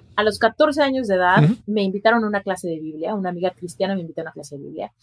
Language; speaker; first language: Spanish; native; Spanish